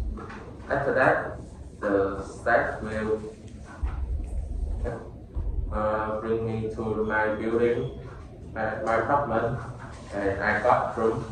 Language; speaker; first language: English; non-native, learner; Vietnamese